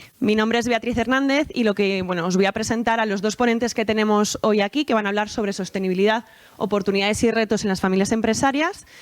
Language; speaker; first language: Spanish; native; Spanish